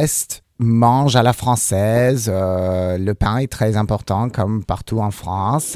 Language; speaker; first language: French; non-native, fluent; English